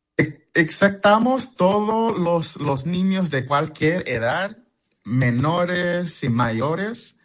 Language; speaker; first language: Spanish; non-native, fluent; English